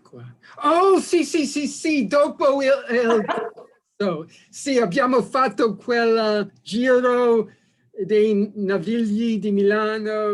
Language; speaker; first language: Italian; non-native, fluent; English